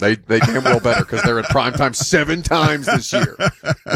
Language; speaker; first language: English; native; English